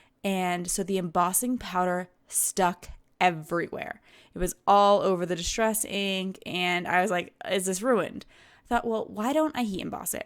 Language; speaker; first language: English; native; English